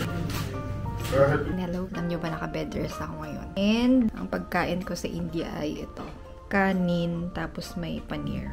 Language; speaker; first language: Filipino; native; Filipino